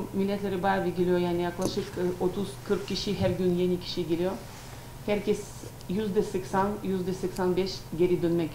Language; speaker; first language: Turkish; non-native, learner; Ukrainian